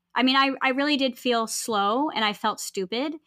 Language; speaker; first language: English; native; English